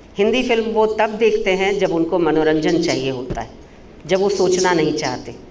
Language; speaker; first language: Hindi; native; Hindi